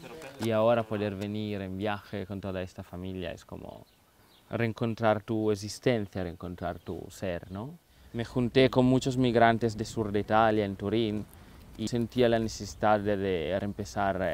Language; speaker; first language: Spanish; non-native, fluent; Italian